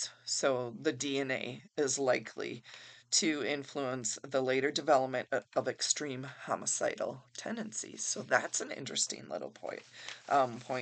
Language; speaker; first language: English; native; English